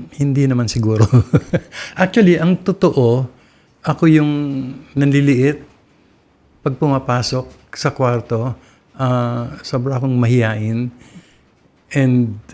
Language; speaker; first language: Filipino; non-native, local second language; Bikol